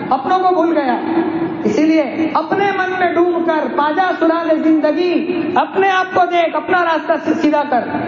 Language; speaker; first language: Urdu; non-native, local second language; Gujarati